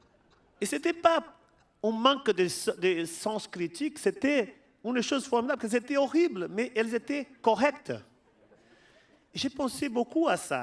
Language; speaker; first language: French; non-native, fluent; Portuguese